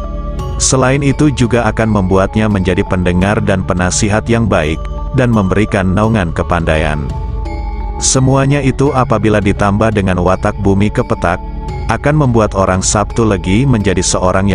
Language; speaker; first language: Indonesian; non-native, local second language; Javanese